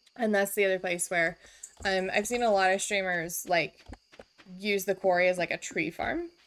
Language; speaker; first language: English; native; English